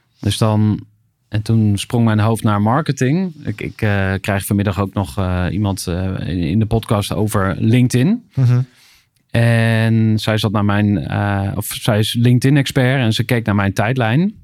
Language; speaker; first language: Dutch; native; Dutch